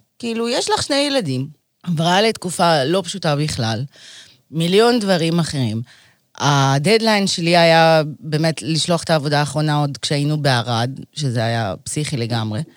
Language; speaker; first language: Hebrew; early bilingual, other home language; Russian